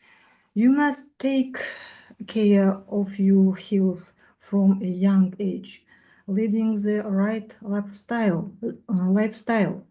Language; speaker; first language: English; non-native, learner; Russian